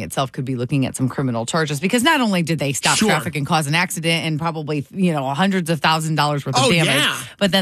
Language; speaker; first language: English; native; English